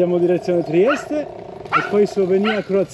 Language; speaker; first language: Italian; non-native, learner; French